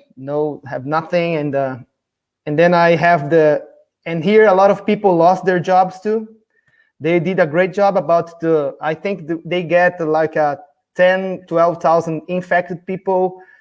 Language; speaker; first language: English; non-native, fluent; Portuguese